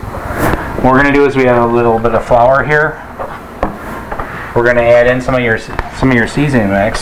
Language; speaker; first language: English; native; English